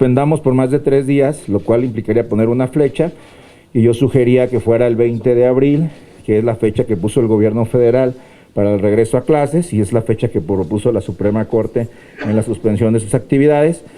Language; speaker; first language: Spanish; native; Spanish